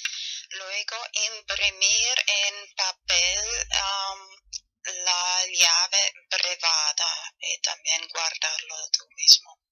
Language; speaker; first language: Spanish; non-native, learner; German